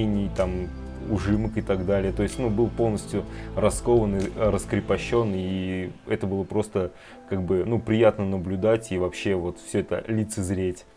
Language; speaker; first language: Russian; native; Russian